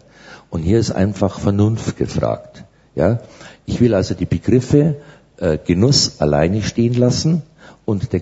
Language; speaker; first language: German; native; German